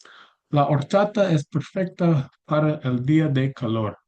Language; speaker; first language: Spanish; non-native, learner; English